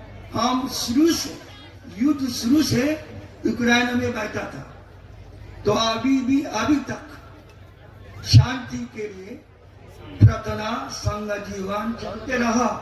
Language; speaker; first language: Hindi; non-native, learner; Japanese